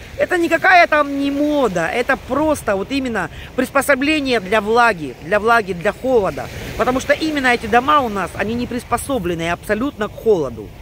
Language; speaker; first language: Russian; native; Russian